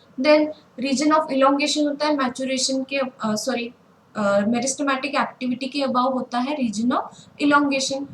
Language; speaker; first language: Hindi; non-native, local second language; Marathi